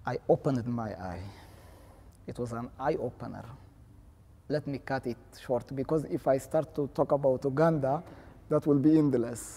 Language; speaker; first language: English; non-native, fluent; Tigrinya